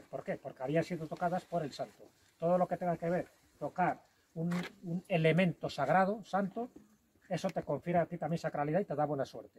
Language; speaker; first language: Spanish; native; Spanish